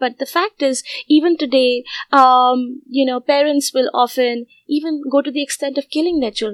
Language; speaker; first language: English; non-native, local second language; Hindi